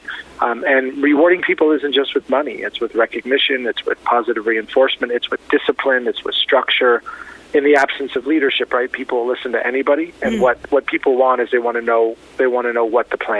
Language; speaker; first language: English; native; English